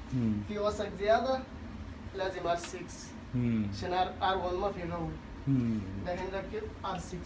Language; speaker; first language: Arabic; non-native, learner; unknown